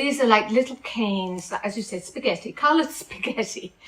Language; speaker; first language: English; native; English